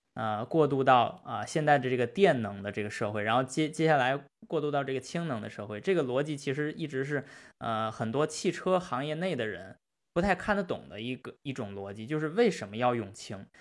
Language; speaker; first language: Chinese; native; Chinese